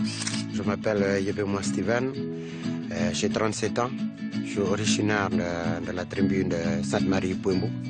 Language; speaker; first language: French; non-native, local second language; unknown